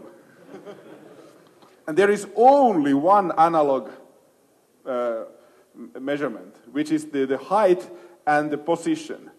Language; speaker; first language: English; non-native, fluent; Finnish